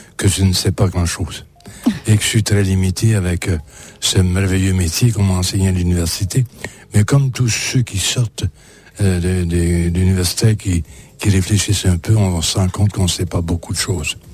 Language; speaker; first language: French; native; French